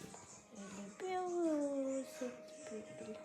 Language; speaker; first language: French; non-native, learner; German